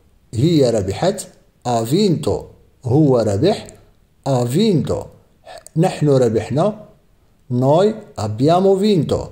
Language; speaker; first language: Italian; non-native, fluent; Arabic